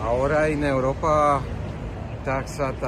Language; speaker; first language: Spanish; non-native, learner; Italian